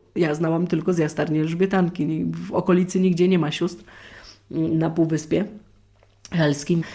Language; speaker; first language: Polish; native; Polish